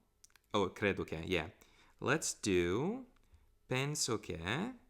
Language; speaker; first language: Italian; non-native, fluent; English